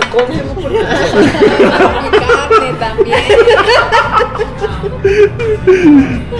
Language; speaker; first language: Spanish; non-native, fluent; Japanese